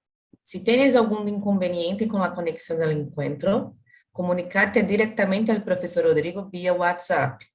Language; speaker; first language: Spanish; non-native, learner; Portuguese